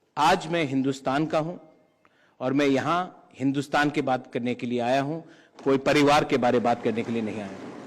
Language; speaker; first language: Hindi; non-native, local second language; Kok Borok